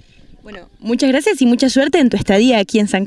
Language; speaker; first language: Spanish; native; Spanish